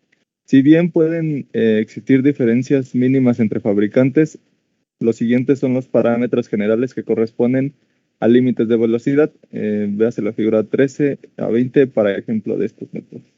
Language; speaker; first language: Spanish; native; Spanish